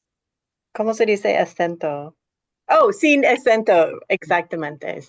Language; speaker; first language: Spanish; non-native, fluent; English